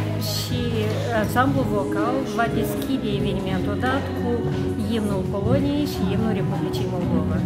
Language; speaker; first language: Romanian; non-native, local second language; Russian